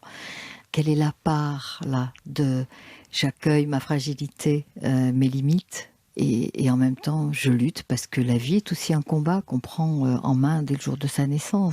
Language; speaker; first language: French; native; French